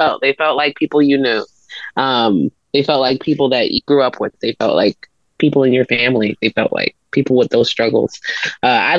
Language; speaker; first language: English; native; English